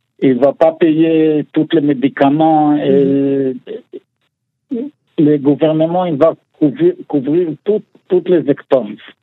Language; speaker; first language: French; non-native, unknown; Hebrew